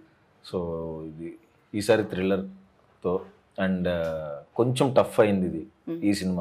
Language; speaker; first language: Telugu; native; Telugu